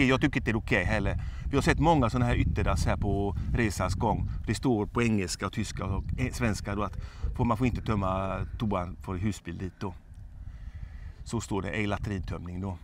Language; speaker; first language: Swedish; native; Swedish